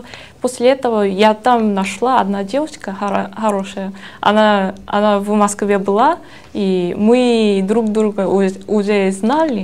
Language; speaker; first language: Russian; non-native, learner; Korean